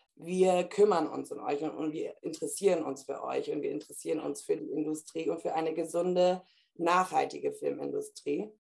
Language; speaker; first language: German; early bilingual, heritage; German